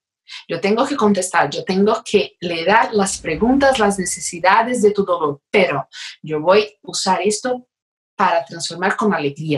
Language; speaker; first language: Spanish; non-native, fluent; Portuguese